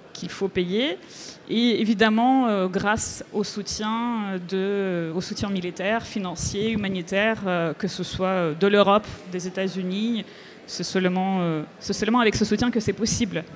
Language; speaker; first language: French; non-native, fluent; Ukrainian